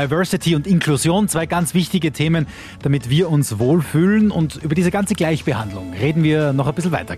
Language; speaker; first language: German; native; German